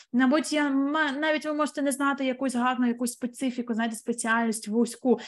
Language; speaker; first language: Ukrainian; non-native, local second language; Russian